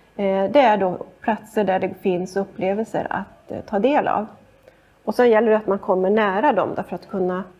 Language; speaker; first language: Swedish; native; Swedish